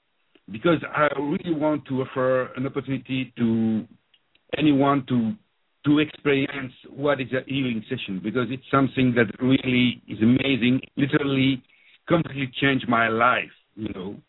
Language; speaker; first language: English; non-native, fluent; French